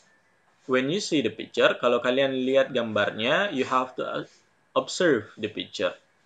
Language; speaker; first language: English; non-native, fluent; Indonesian